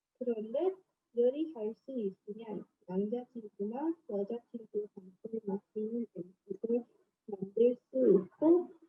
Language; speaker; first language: Korean; non-native, learner; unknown